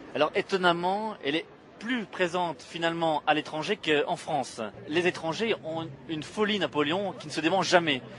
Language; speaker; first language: French; native; French